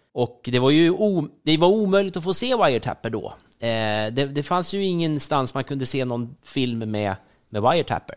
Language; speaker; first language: Swedish; native; Swedish